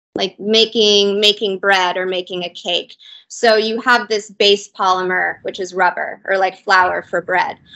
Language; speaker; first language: English; native; English